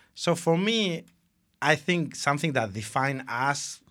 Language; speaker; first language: English; non-native, fluent; Spanish